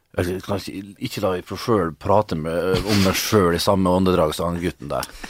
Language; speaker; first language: Norwegian; native; Norwegian